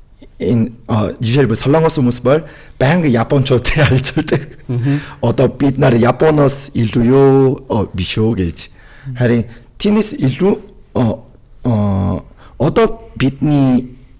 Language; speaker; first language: Mongolian; non-native, fluent; Korean